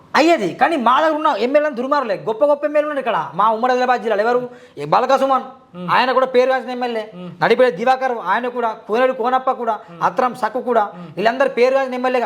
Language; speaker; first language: Telugu; non-native, local second language; Marathi